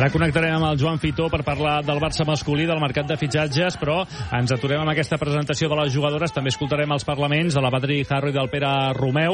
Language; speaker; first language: Catalan; native; Catalan